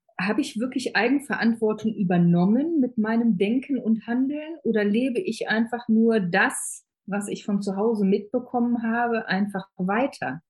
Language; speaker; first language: German; native; German